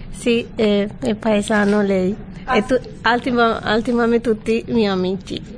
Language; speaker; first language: Italian; non-native, learner; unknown